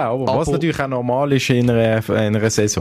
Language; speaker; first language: German; native; German